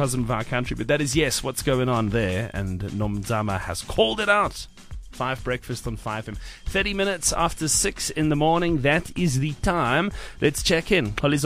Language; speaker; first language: English; native; English